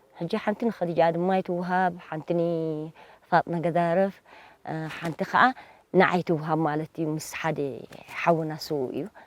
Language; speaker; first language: Tigrinya; non-native, local second language; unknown